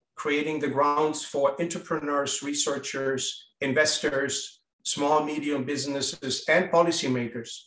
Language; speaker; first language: English; non-native, fluent; German